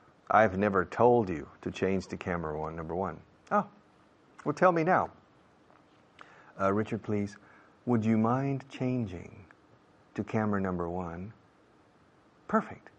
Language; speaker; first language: English; native; English